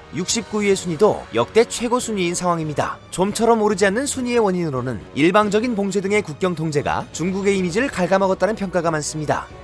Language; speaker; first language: Korean; native; Korean